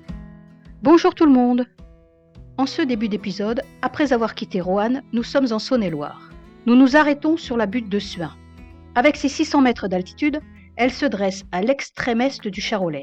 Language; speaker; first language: French; native; French